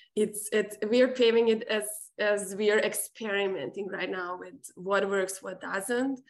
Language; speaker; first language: English; non-native, fluent; Serbian